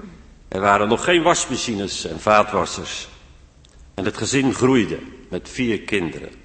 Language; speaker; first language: Dutch; native; Dutch